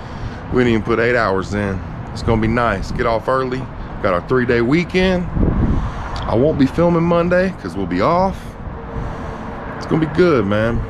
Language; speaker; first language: English; native; English